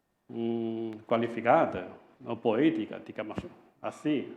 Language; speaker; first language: Portuguese; non-native, fluent; Chinese